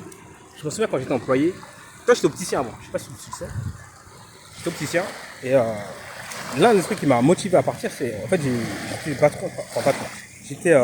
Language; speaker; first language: French; native; French